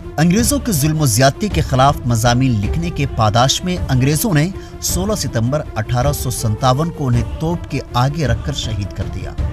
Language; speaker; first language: Urdu; native; Urdu